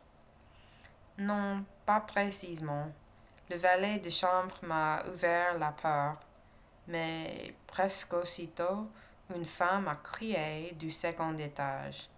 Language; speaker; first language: French; non-native, learner; English